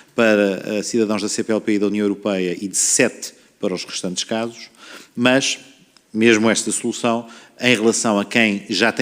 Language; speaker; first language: Portuguese; native; Portuguese